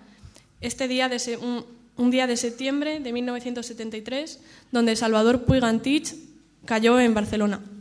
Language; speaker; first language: Spanish; native; Spanish